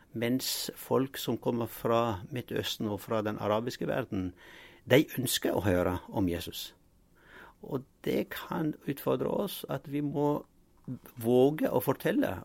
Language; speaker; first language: Norwegian; non-native, fluent; Arabic